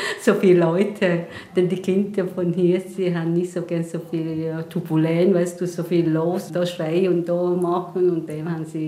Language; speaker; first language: German; non-native, learner; Vietnamese